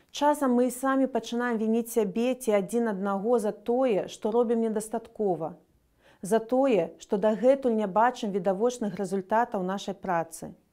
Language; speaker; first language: Belarusian; non-native, local second language; Russian